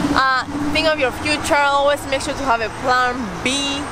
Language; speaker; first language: English; non-native, fluent; Greek